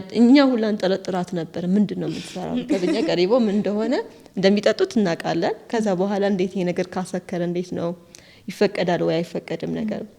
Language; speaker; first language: Amharic; early bilingual, heritage; Amharic